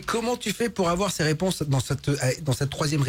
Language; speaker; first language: French; native; French